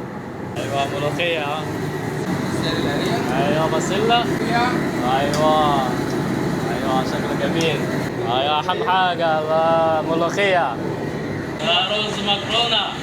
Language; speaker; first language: Arabic; non-native, fluent; Chinese